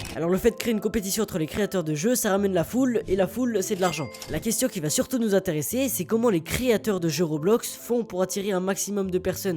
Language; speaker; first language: French; native; French